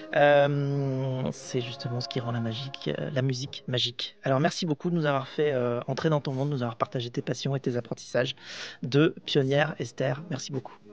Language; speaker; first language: French; native; French